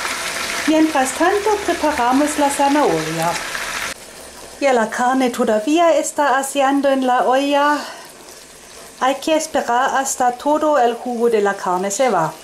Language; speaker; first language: Spanish; non-native, fluent; German